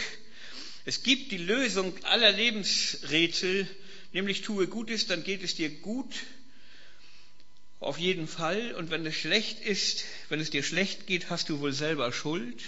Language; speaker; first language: German; native; German